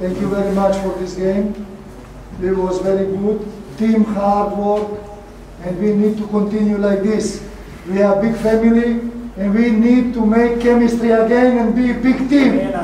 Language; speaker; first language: English; non-native, learner; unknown